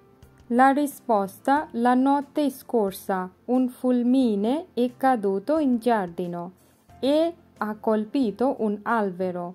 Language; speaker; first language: Italian; non-native, fluent; Bangla